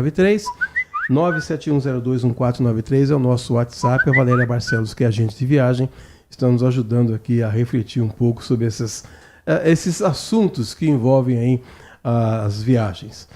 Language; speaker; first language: Portuguese; native; Portuguese